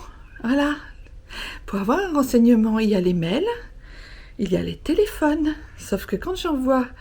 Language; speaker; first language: French; native; French